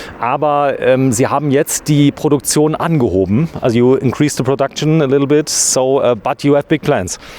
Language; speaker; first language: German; native; German